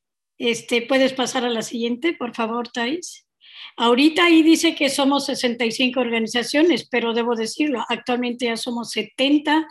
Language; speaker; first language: Spanish; native; Spanish